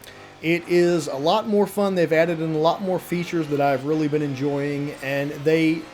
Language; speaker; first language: English; native; English